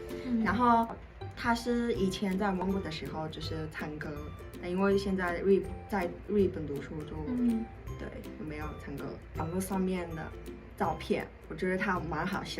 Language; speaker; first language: Chinese; non-native, fluent; Mongolian